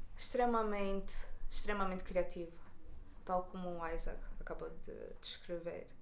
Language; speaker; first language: Portuguese; native; Portuguese